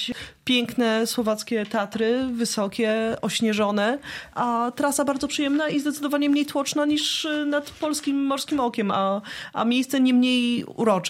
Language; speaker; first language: Polish; native; Polish